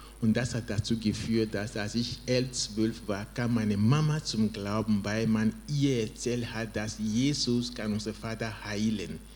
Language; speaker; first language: German; non-native, fluent; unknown